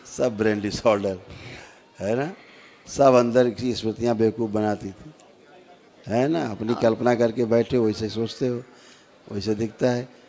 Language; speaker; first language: Hindi; native; Hindi